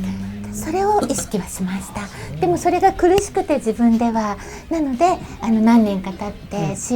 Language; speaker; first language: Japanese; native; Japanese